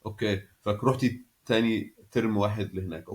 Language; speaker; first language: Arabic; native; Arabic